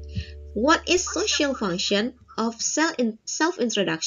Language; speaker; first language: English; non-native, learner; Indonesian